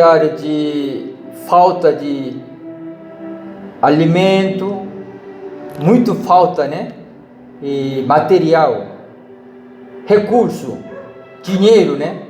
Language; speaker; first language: Portuguese; non-native, learner; Korean